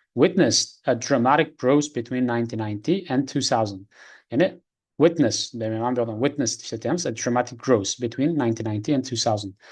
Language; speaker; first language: English; non-native, fluent; Uzbek